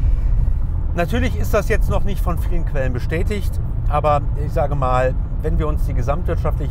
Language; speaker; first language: German; native; German